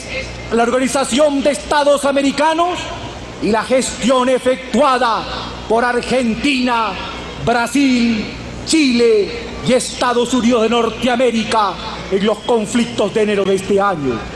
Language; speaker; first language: Spanish; native; Spanish